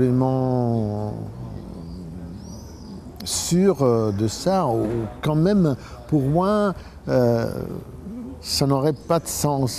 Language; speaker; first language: French; non-native, fluent; Italian